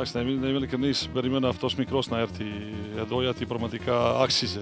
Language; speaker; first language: Greek; non-native, fluent; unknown